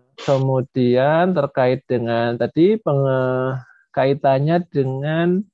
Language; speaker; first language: Indonesian; non-native, local second language; Javanese